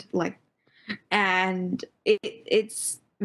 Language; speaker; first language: English; early bilingual, other home language; Tamil